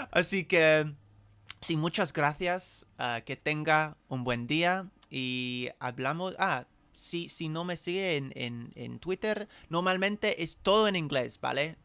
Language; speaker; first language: Spanish; non-native, learner; English